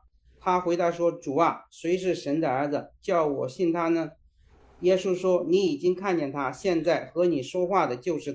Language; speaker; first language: Chinese; native; Chinese